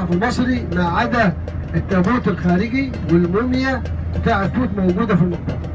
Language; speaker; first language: Arabic; native; Arabic